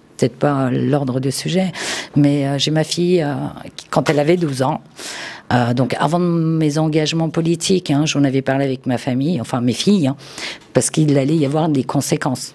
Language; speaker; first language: French; early bilingual, other home language; Turkish